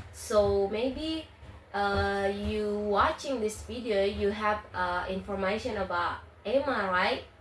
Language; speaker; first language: English; non-native, learner; Indonesian